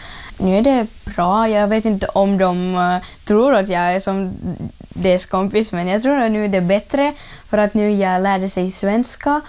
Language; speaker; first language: Swedish; non-native, learner; Russian